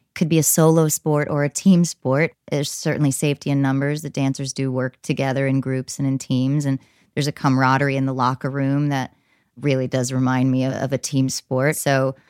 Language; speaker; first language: English; native; English